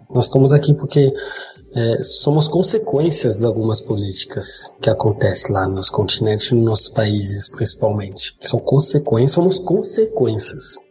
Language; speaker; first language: Portuguese; non-native, fluent; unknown